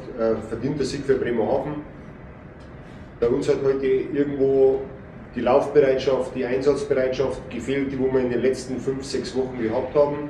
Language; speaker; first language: German; native; German